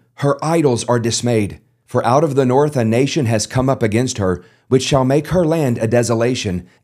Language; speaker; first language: English; native; English